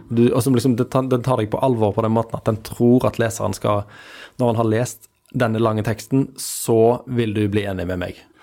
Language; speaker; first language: Norwegian; native; Norwegian